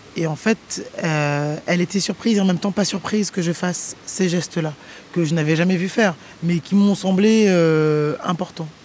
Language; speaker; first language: French; native; French